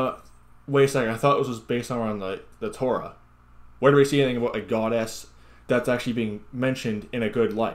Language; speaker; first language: English; native; English